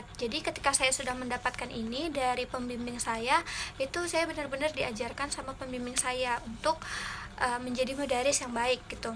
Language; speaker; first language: Indonesian; native; Indonesian